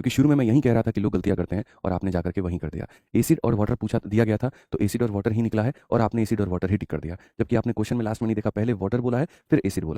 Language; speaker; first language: Hindi; native; Hindi